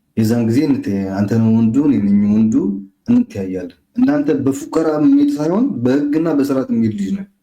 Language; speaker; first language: Amharic; non-native, local second language; Tigrinya